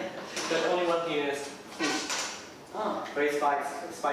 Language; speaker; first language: English; non-native, learner; Burmese